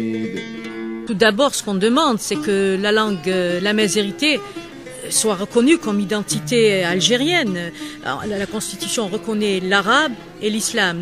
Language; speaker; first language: French; non-native, local second language; Kabyle